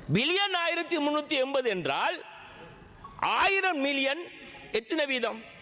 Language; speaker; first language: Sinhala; non-native, local second language; Tamil